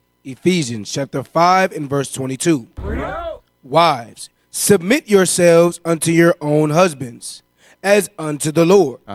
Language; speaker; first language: English; native; English